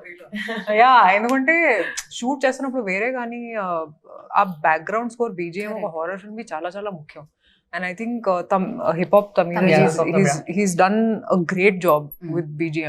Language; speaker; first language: Telugu; non-native, fluent; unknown